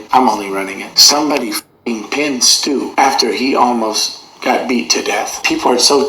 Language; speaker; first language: English; native; English